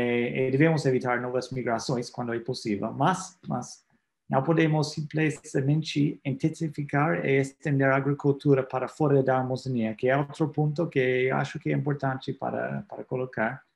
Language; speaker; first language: Portuguese; non-native, fluent; English